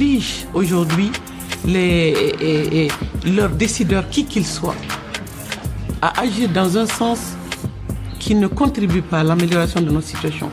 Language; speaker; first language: French; non-native, local second language; Bambara